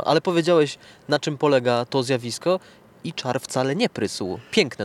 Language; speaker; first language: Polish; native; Polish